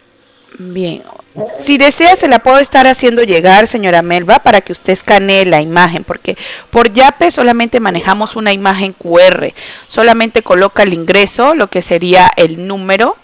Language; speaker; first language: Spanish; native; Spanish